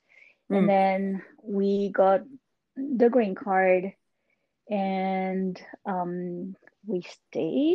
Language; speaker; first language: English; non-native, fluent; French